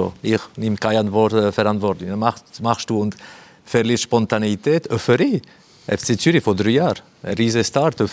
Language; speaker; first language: German; non-native, fluent; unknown